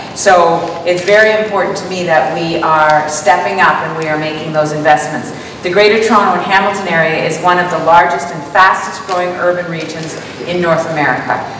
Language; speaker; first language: English; native; English